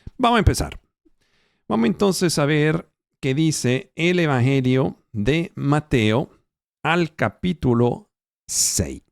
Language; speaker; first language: Spanish; non-native, fluent; Italian